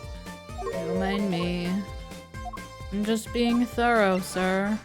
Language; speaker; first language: English; native; English